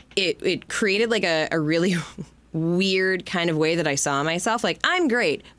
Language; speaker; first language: English; native; English